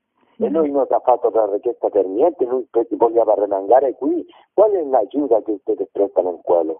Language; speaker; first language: Italian; non-native, learner; Spanish